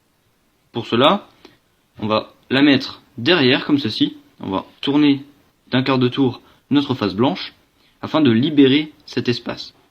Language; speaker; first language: French; native; French